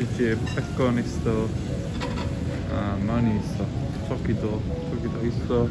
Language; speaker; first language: Korean; non-native, learner; Polish